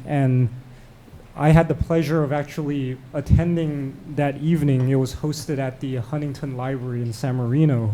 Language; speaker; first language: English; non-native, local second language; Cantonese